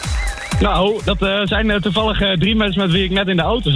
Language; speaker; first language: Dutch; native; Dutch